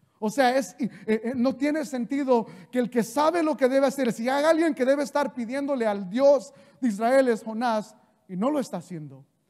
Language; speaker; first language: Spanish; early bilingual, heritage; Spanish